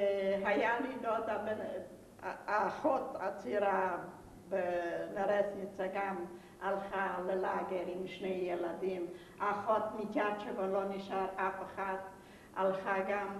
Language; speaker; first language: Hebrew; non-native, fluent; Yiddish